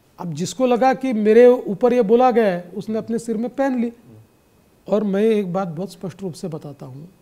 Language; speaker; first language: Hindi; non-native, local second language; Marathi